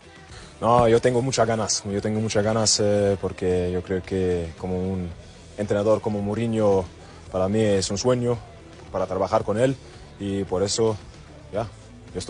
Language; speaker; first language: Spanish; non-native, learner; German